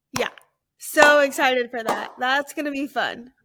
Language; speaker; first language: English; native; English